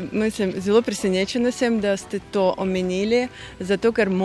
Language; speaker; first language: Slovenian; non-native, fluent; Russian